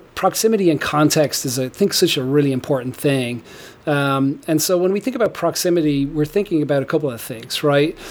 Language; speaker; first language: English; native; English